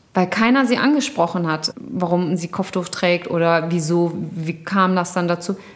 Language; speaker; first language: German; early bilingual, other home language; Turkish